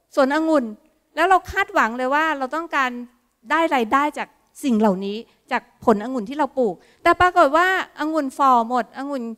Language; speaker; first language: Thai; native; Thai